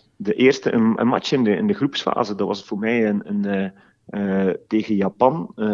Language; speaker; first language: Dutch; native; Dutch